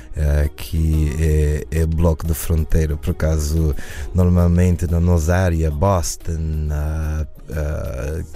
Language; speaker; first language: Portuguese; early bilingual, other home language; English